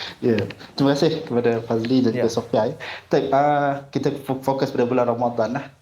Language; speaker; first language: Malay; non-native, local second language; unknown